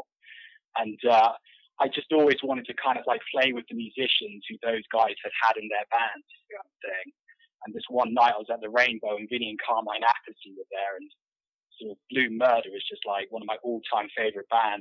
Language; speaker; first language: English; native; English